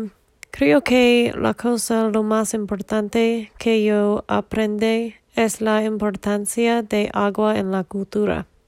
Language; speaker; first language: Spanish; non-native, learner; English